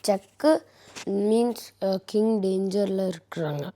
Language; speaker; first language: Tamil; early bilingual, heritage; Tamil